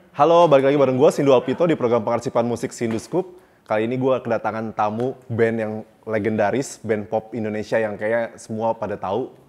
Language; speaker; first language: Indonesian; native; Indonesian